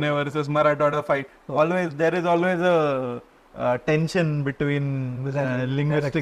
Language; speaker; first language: English; non-native, local second language; Konkani